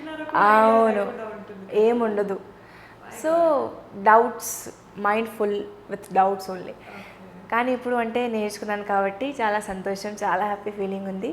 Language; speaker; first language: Telugu; non-native, fluent; Hindi